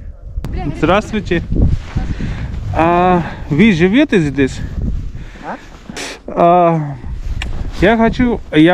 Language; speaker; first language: Russian; non-native, learner; Hindi